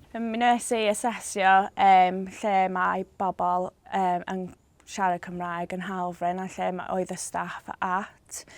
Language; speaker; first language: Welsh; non-native, learner; English